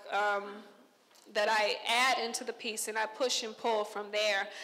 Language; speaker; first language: English; native; English